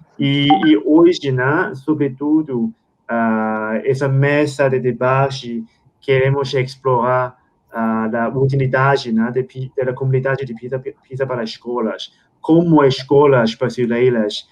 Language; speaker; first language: Portuguese; non-native, fluent; Spanish